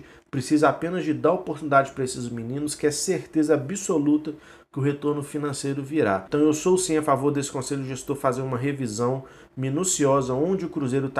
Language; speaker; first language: Portuguese; native; Portuguese